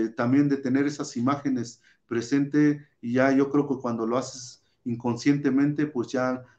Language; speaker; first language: Spanish; non-native, local second language; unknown